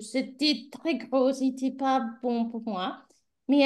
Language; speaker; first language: French; non-native, learner; Spanish